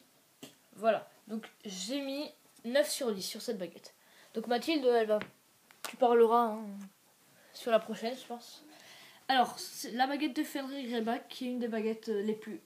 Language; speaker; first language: French; native; French